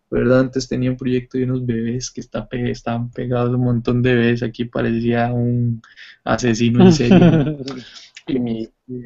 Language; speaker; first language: Spanish; native; Spanish